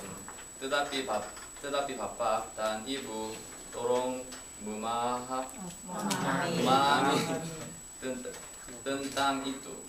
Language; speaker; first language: Indonesian; non-native, learner; Korean